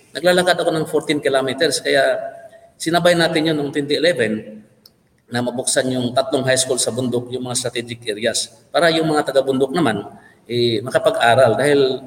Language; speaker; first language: Filipino; non-native, local second language; Cebuano